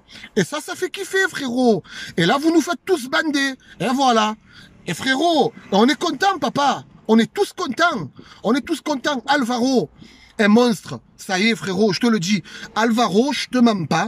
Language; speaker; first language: French; native; French